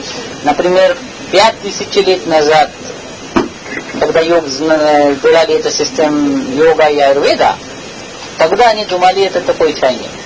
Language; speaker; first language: Russian; non-native, learner; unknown